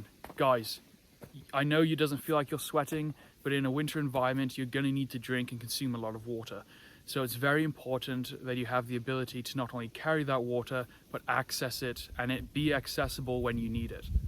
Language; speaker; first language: English; native; English